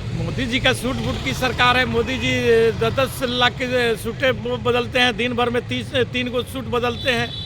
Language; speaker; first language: Hindi; native; Hindi